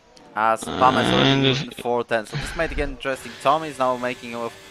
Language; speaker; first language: English; non-native, fluent; Polish